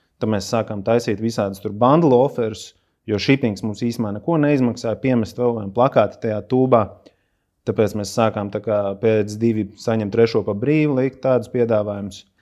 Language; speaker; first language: Latvian; native; Latvian